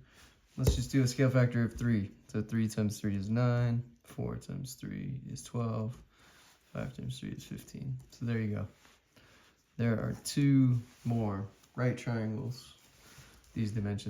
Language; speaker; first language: English; native; English